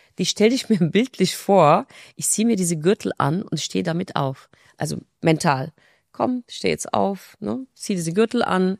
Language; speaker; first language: German; non-native, fluent; Turkish